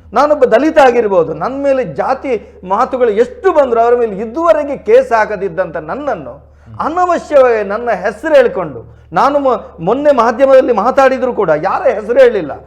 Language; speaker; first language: Kannada; non-native, local second language; Tulu